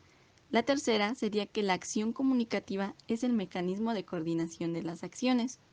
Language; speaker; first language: Spanish; native; Spanish